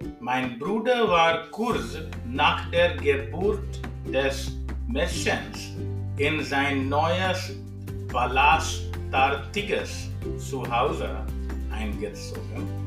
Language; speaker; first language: German; non-native, fluent; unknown